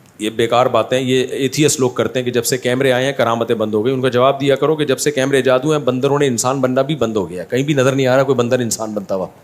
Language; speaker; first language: Urdu; native; Urdu